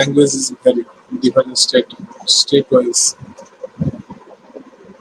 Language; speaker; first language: English; non-native, learner; Bangla